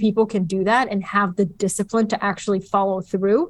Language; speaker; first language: English; early bilingual, other home language; Bulgarian